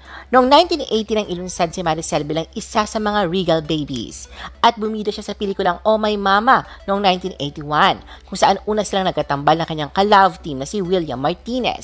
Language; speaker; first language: Filipino; native; Filipino